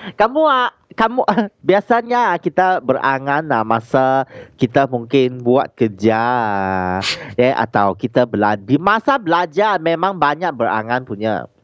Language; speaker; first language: Malay; non-native, local second language; Chinese